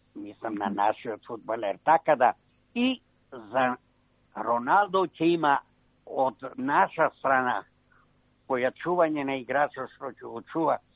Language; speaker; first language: Macedonian; native; Macedonian